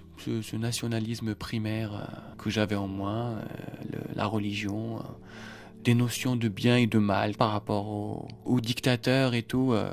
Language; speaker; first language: French; non-native, local second language; Arabic